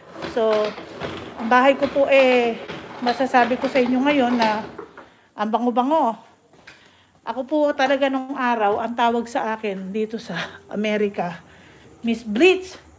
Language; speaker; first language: Filipino; native; Filipino